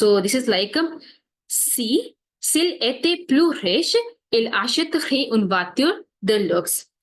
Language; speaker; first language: French; non-native, fluent; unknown